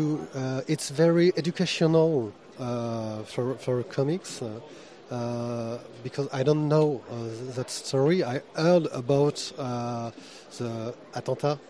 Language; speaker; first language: English; non-native, fluent; French